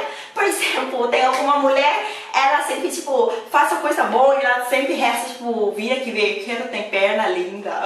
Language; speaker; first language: Portuguese; non-native, learner; Thai